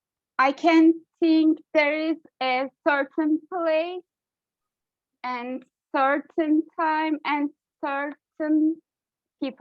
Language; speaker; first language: English; non-native, learner; Turkish